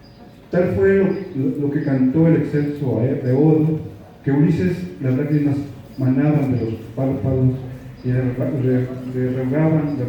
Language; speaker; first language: Spanish; native; Spanish